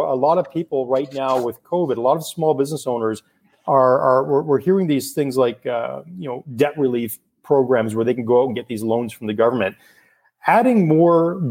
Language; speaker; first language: English; native; English